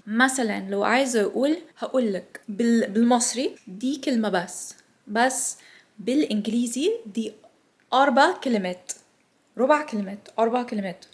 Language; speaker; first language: Egyptian Arabic; non-native, learner; English